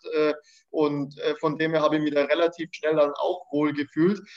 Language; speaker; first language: German; native; German